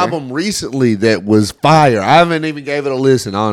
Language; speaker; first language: English; native; English